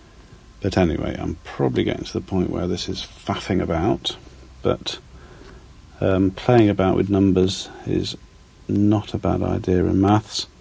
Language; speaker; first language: English; native; English